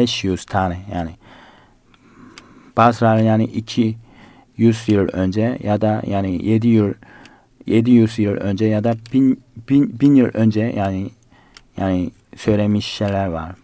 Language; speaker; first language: Turkish; non-native, fluent; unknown